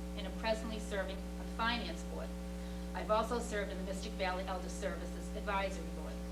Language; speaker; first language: English; native; English